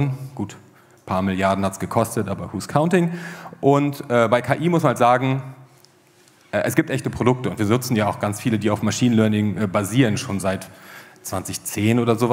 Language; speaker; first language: German; native; German